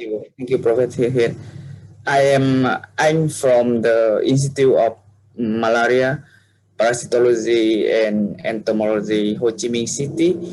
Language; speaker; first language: English; non-native, learner; Vietnamese